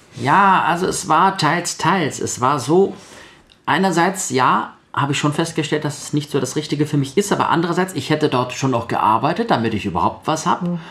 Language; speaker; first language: German; early bilingual, other home language; Russian